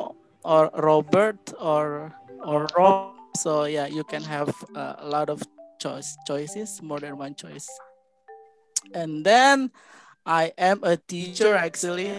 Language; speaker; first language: English; non-native, fluent; Indonesian